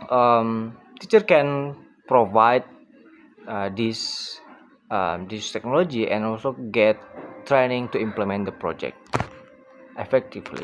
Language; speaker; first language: English; non-native, learner; Indonesian